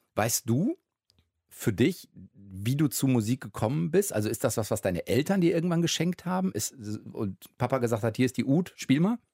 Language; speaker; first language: German; native; German